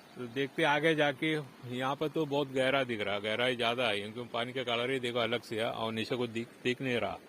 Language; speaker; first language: Hindi; non-native, local second language; Malayalam